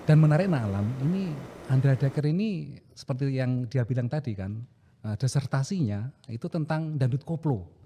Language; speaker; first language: Indonesian; native; Indonesian